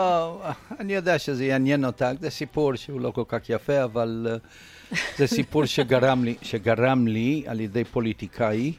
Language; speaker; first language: Hebrew; non-native, fluent; Romanian